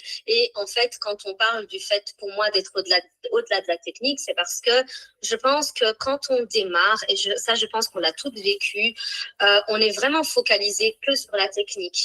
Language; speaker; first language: French; native; French